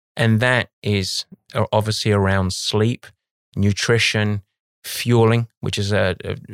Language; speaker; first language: English; native; English